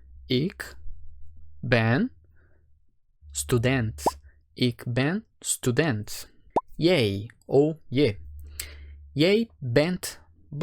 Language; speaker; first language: Dutch; non-native, fluent; Portuguese